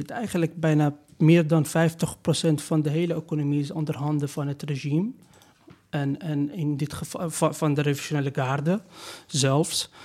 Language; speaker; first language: Dutch; non-native, learner; Persian